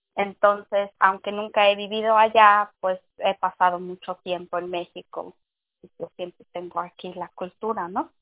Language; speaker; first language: Spanish; early bilingual, heritage; English